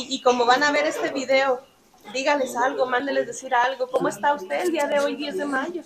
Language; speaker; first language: Spanish; native; Spanish